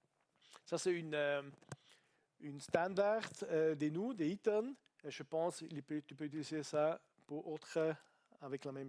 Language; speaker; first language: French; non-native, learner; Italian